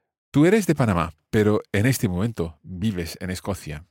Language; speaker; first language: Spanish; non-native, fluent; English